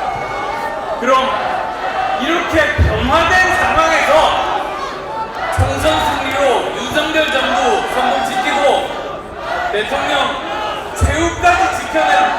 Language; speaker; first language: Korean; native; Korean